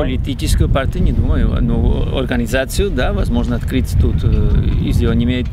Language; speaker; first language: Russian; non-native, learner; Spanish